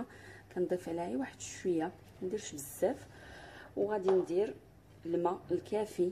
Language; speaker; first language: Arabic; native; Arabic